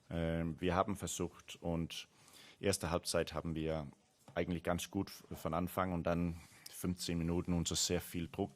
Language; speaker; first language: German; non-native, learner; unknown